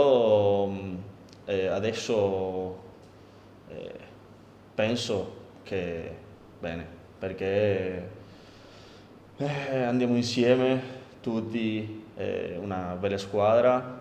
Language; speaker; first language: Italian; non-native, learner; Spanish